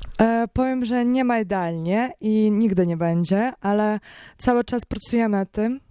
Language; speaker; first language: Polish; non-native, learner; Ukrainian